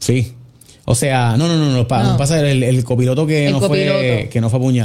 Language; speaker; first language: Spanish; native; Spanish